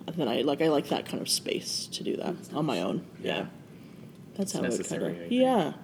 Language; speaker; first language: English; native; English